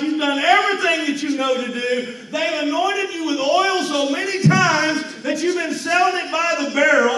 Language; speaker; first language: English; native; English